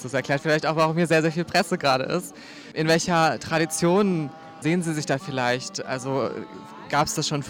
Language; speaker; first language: German; native; German